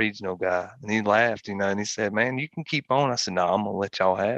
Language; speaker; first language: English; native; English